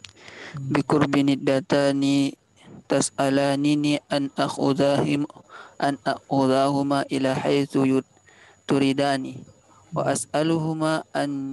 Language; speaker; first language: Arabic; non-native, learner; Indonesian